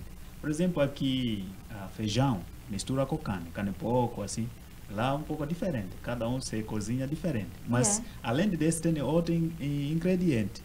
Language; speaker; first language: Portuguese; non-native, learner; Swahili